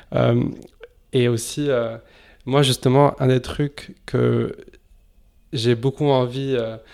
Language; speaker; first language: French; non-native, local second language; Arabic